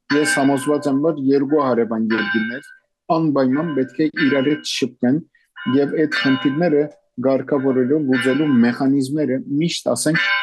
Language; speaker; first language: Armenian; early bilingual, heritage; Armenian